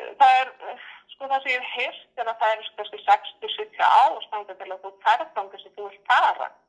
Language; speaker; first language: Icelandic; non-native, fluent; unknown